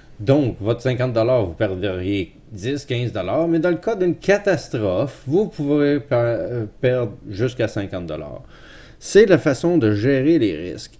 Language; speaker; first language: French; native; French